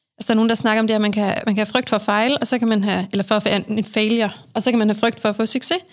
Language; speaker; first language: Danish; native; Danish